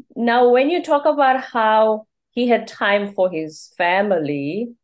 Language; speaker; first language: English; non-native, local second language; Zulu